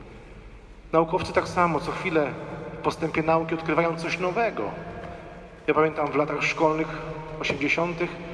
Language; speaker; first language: Polish; native; Polish